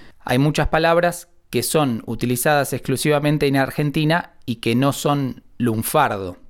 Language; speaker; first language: Spanish; native; Spanish